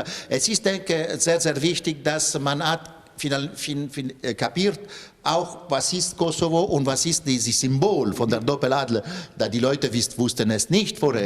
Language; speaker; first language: German; non-native, local second language; French